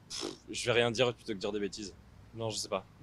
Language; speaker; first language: French; native; French